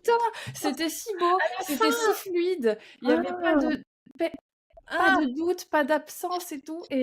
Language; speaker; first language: French; native; French